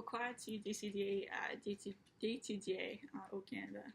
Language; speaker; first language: French; non-native, learner; English